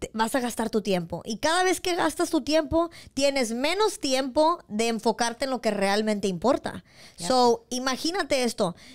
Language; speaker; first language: Spanish; early bilingual, other home language; English